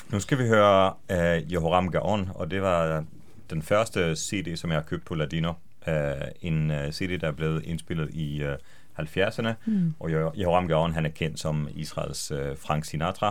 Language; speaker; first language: Danish; non-native, fluent; Hebrew